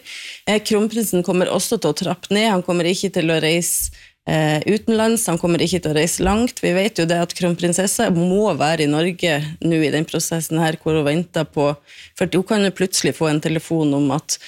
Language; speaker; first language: Norwegian; native; Norwegian